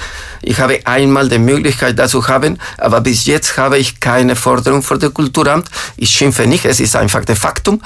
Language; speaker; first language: German; non-native, fluent; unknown